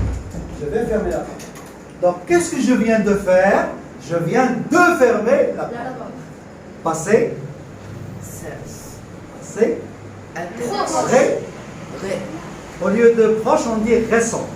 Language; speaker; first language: French; non-native, local second language; Arabic